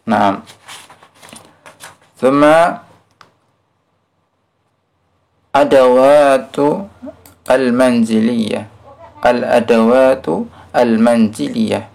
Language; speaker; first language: Arabic; non-native, fluent; Indonesian